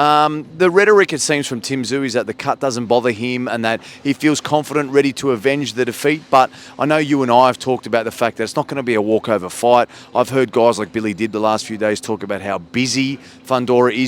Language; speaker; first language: English; native; English